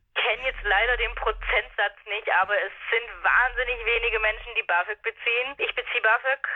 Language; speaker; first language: German; native; German